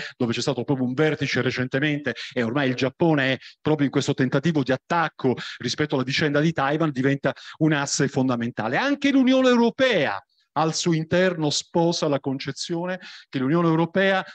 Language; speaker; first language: Italian; native; Italian